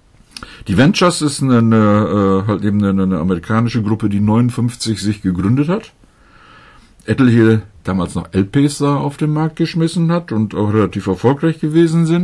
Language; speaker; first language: German; native; German